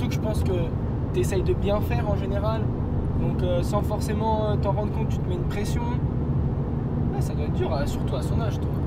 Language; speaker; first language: French; native; French